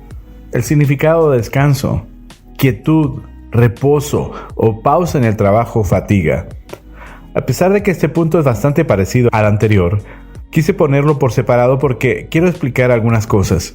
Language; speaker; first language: Spanish; native; Spanish